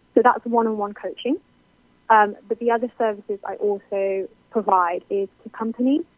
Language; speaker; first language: English; native; English